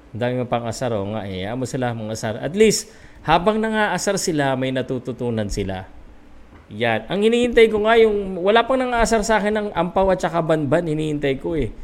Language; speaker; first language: Filipino; native; Filipino